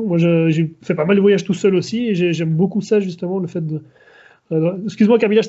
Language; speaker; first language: French; native; French